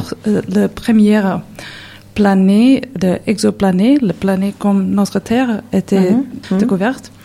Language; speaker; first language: French; non-native, learner; Serbian